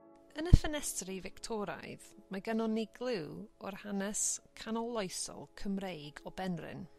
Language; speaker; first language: Welsh; non-native, learner; English